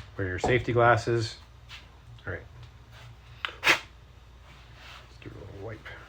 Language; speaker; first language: English; native; English